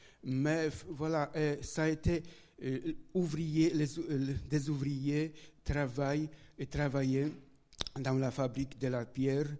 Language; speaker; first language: French; non-native, learner; Polish